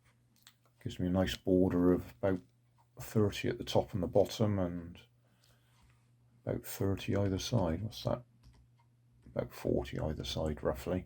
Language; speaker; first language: English; native; English